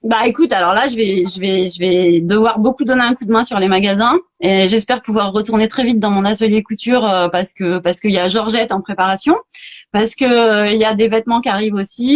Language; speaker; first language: French; native; French